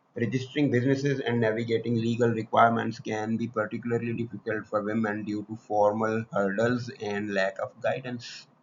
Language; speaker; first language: English; non-native, local second language; Urdu